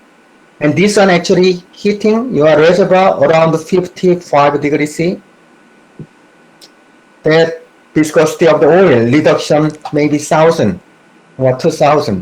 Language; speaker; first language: English; non-native, fluent; Korean